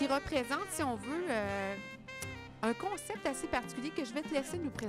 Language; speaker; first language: French; native; French